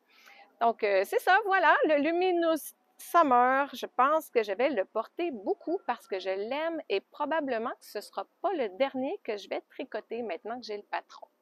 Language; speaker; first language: French; native; French